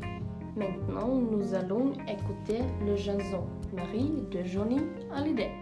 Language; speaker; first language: French; non-native, learner; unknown